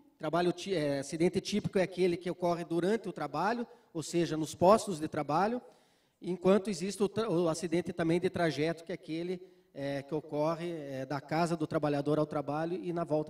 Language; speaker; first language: Portuguese; native; Portuguese